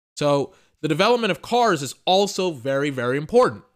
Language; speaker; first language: English; native; English